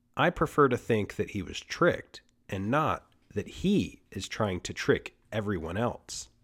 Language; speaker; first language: English; early bilingual, other home language; Spanish